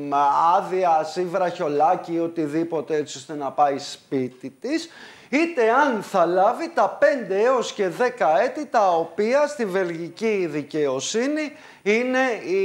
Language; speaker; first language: Greek; native; Greek